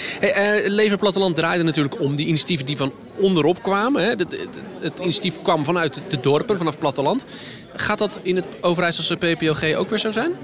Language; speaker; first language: Dutch; native; Dutch